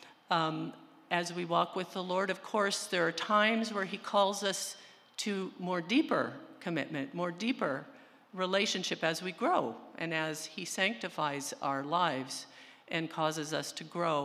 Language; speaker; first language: English; early bilingual, other home language; Spanish